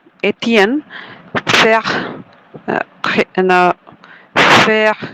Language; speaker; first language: French; non-native, learner; Bangla